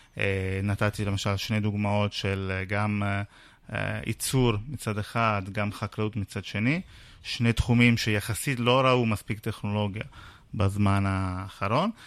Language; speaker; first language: Hebrew; non-native, fluent; Italian